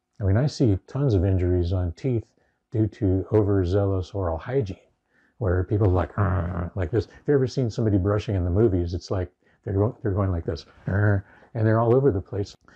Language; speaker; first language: English; native; English